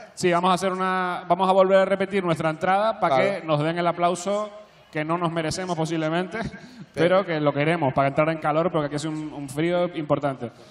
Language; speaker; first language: Spanish; native; Spanish